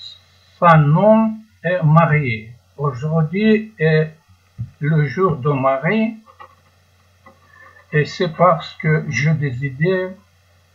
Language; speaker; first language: French; non-native, learner; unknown